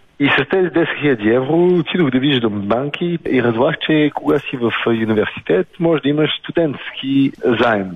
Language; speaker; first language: Bulgarian; early bilingual, heritage; Bulgarian